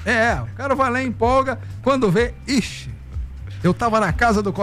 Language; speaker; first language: Portuguese; native; Portuguese